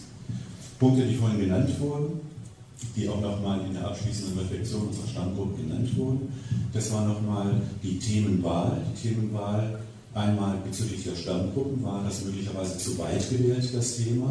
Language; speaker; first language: German; native; German